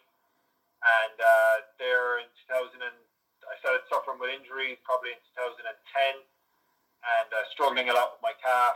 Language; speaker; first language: English; native; English